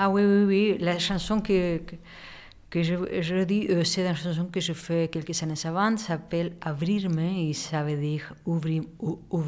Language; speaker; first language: French; non-native, learner; Spanish